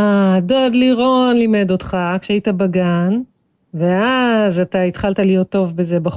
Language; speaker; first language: Hebrew; native; Hebrew